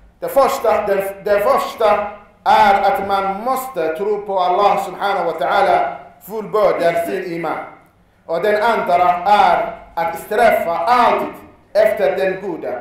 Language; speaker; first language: Swedish; non-native, fluent; Arabic